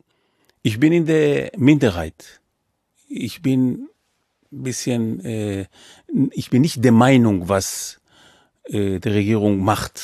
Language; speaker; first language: German; non-native, fluent; Hebrew